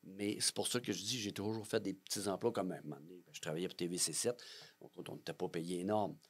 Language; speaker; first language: French; native; French